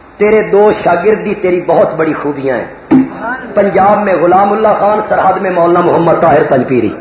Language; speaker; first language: Urdu; non-native, local second language; Punjabi